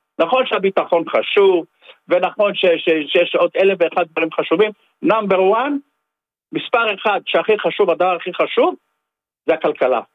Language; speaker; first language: Hebrew; native; Hebrew